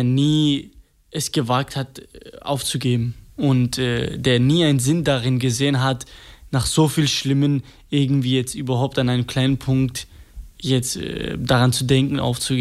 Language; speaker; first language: German; non-native, fluent; Kurdish